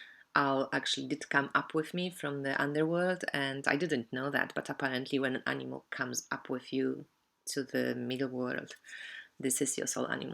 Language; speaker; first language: English; non-native, fluent; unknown